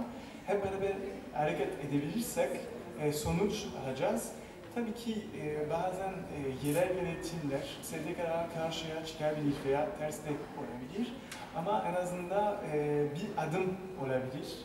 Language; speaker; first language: Turkish; non-native, fluent; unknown